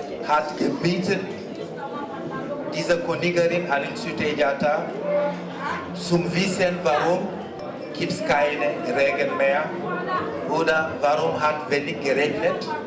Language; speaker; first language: German; non-native, learner; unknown